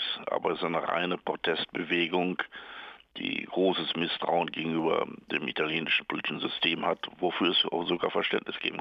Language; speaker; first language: German; native; German